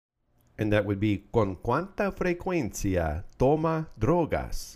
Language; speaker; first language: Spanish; non-native, fluent; English